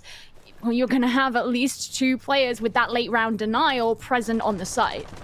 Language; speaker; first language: English; native; English